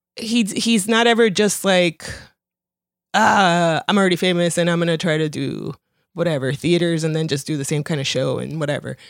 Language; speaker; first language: English; early bilingual, other home language; Spanish